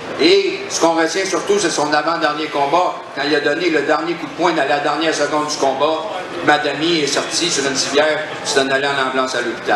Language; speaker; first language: French; native; French